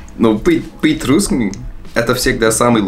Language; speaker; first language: Russian; non-native, learner; Dutch